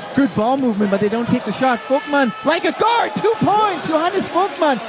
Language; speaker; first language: English; native; English